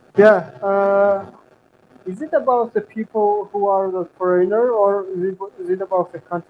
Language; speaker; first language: English; non-native, fluent; Turkmen